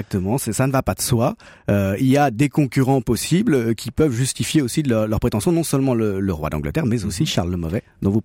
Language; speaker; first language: French; native; French